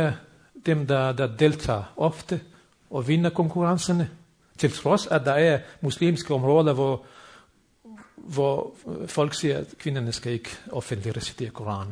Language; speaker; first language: Danish; non-native, fluent; Bosnian